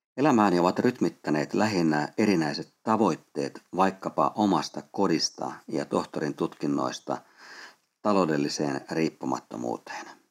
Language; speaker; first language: Finnish; native; Finnish